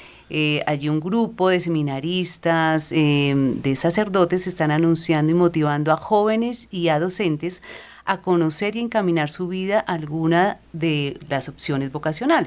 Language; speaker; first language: Spanish; native; Spanish